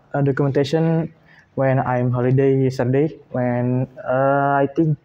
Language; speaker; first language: English; non-native, learner; Indonesian